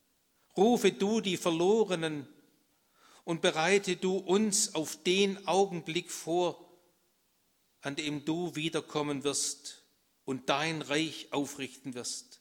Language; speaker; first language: German; native; German